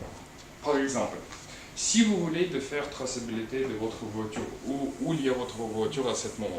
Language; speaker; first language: French; non-native, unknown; Russian